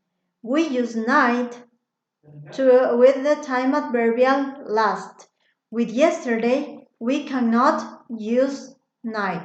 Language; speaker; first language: English; non-native, fluent; Spanish